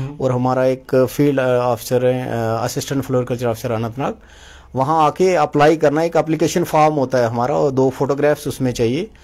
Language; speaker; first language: Hindi; non-native, local second language; Kashmiri